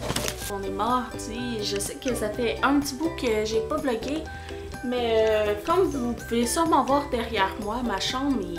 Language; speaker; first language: French; native; French